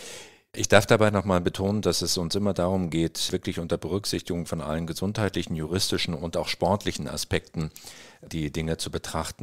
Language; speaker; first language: German; native; German